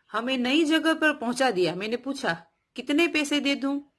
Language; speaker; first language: Hindi; non-native, local second language; Gujarati